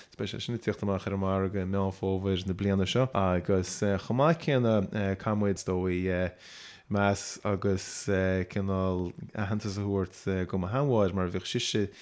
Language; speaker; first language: Irish; native; Irish